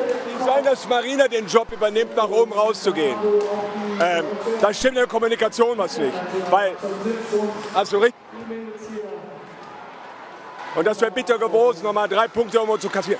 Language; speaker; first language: German; native; German